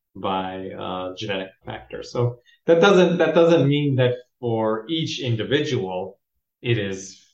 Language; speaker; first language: English; native; English